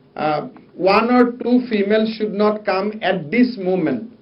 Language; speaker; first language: English; non-native, local second language; Assamese